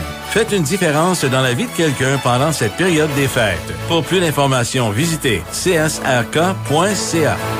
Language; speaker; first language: French; native; French